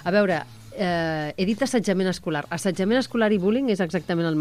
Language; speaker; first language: Catalan; native; Catalan